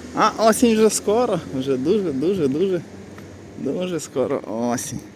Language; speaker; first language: Ukrainian; native; Ukrainian